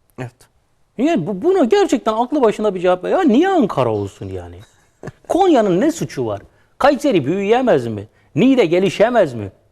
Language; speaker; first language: Turkish; native; Turkish